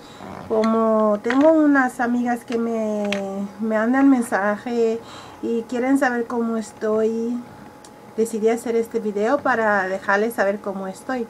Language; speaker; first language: Spanish; early bilingual, heritage; Spanish